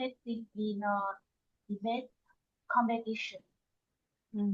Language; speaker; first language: English; non-native, learner; Vietnamese